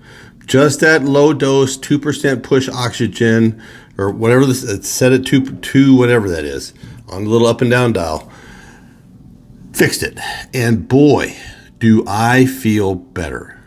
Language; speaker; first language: English; native; English